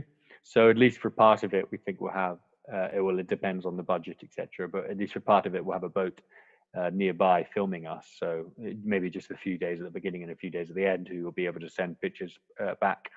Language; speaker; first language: English; native; English